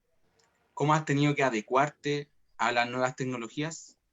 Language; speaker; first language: Spanish; native; Spanish